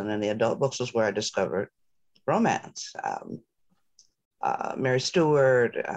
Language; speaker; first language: English; native; English